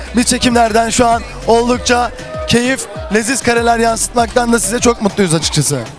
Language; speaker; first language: Turkish; native; Turkish